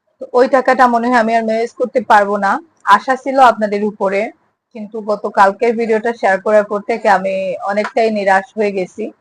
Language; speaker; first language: Bangla; native; Bangla